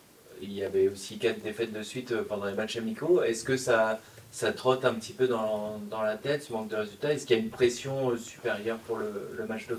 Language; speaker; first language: French; native; French